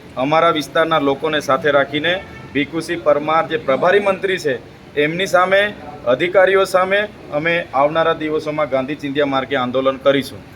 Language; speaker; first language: Gujarati; non-native, local second language; Vasavi